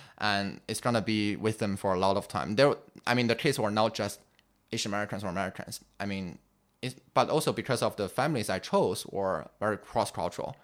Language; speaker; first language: English; non-native, fluent; Chinese